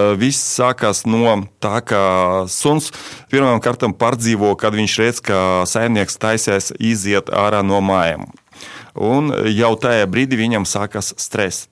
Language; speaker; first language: Latvian; non-native, local second language; Russian